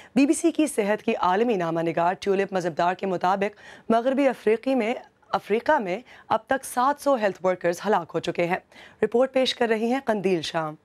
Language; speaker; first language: Urdu; native; Urdu